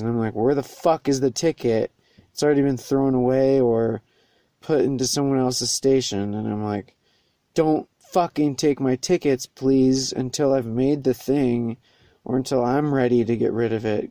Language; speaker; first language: English; native; English